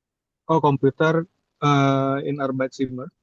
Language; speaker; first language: German; non-native, learner; Indonesian